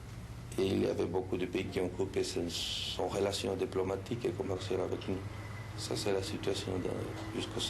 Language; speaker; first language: French; non-native, fluent; Spanish